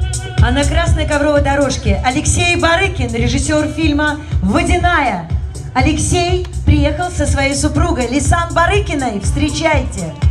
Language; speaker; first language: Russian; native; Russian